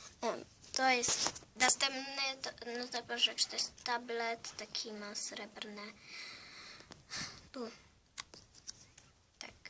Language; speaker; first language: Polish; early bilingual, heritage; Polish